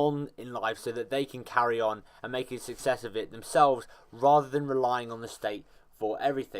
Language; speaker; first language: English; native; English